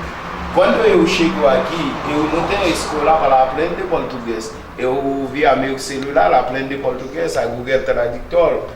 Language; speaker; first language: Portuguese; non-native, learner; Haitian Creole